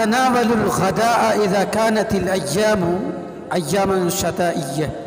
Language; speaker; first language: Arabic; non-native, learner; Urdu